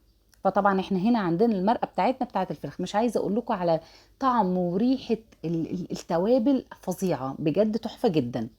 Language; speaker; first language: Arabic; native; Arabic